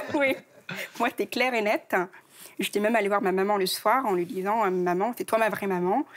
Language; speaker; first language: French; native; French